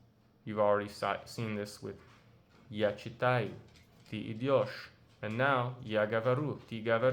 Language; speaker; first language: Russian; non-native, learner; English